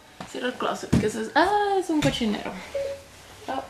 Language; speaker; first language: Spanish; native; Spanish